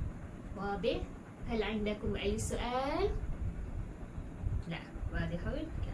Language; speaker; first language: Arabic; non-native, learner; Malay